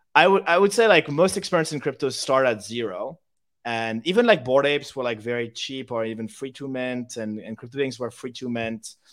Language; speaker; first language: English; non-native, fluent; French